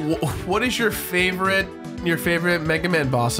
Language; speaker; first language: English; native; English